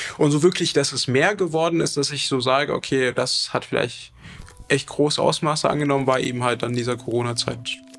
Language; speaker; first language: German; early bilingual, other home language; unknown